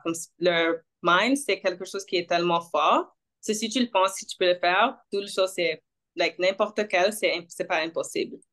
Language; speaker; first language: French; non-native, local second language; English